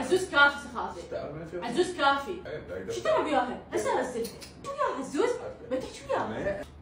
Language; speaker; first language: Arabic; native; Arabic